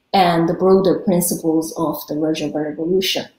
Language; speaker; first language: English; early bilingual, other home language; Kurdish